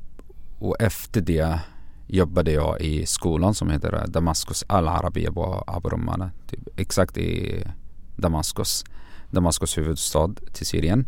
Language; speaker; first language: Swedish; non-native, fluent; Arabic